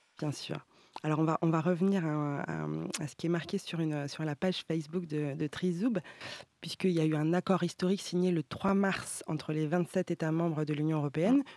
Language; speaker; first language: French; native; French